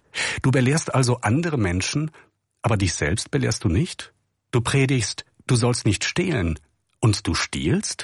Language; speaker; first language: German; native; German